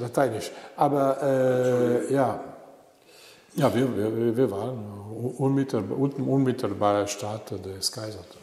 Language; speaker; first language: German; non-native, learner; Italian